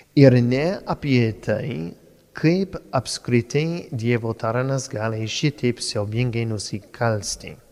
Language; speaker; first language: Lithuanian; non-native, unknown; English